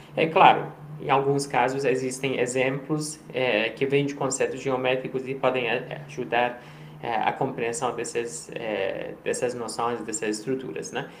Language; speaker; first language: Portuguese; non-native, fluent; Persian